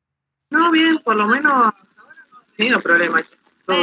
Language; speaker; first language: Spanish; native; Spanish